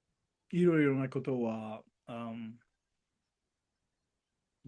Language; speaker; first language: Japanese; non-native, learner; Spanish